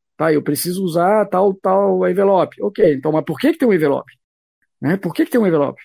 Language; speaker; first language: Portuguese; non-native, fluent; French